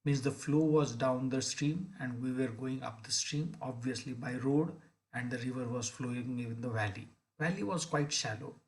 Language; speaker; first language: English; non-native, local second language; Marathi